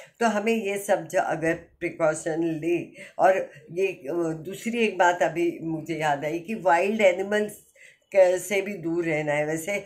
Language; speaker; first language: Hindi; non-native, local second language; Marathi